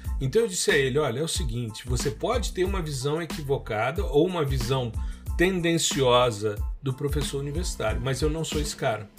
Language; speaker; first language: Portuguese; native; Portuguese